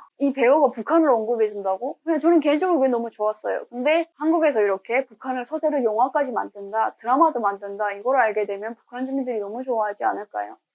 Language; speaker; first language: Korean; native; Korean